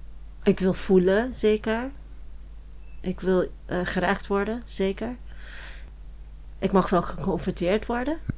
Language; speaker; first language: Dutch; non-native, fluent; English